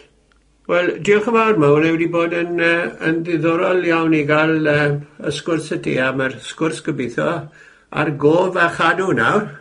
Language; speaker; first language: Welsh; native; Welsh